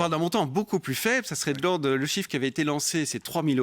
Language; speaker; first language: French; native; French